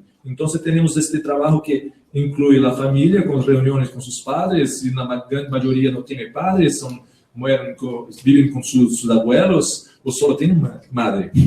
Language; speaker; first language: Spanish; non-native, learner; Portuguese